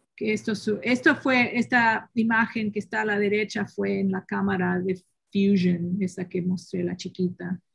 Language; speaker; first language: Spanish; early bilingual, heritage; Spanish